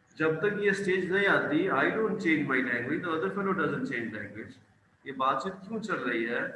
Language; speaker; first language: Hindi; non-native, local second language; Punjabi